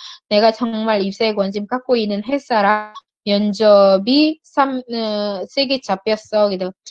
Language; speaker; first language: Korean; non-native, fluent; Indonesian